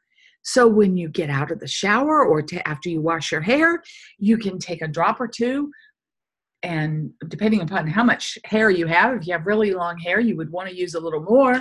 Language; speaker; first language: English; native; English